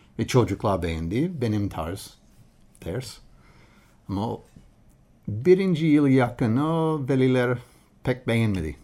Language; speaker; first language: Turkish; non-native, learner; English